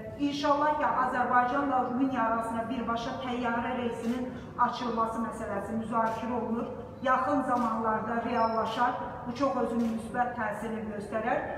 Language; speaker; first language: Azerbaijani; native; Azerbaijani